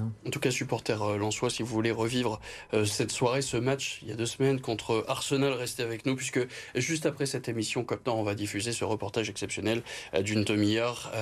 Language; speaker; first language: French; native; French